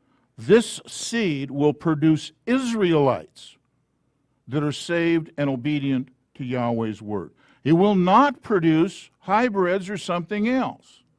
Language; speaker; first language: English; native; English